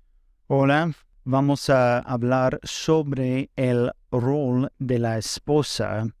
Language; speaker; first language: Spanish; non-native, fluent; English